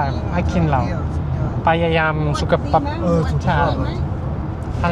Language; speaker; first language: Thai; non-native, learner; French